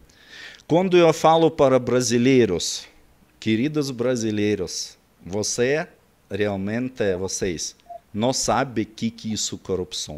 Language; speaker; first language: Portuguese; non-native, learner; Russian